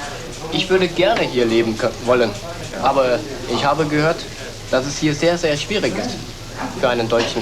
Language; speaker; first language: German; early bilingual, other home language; Korean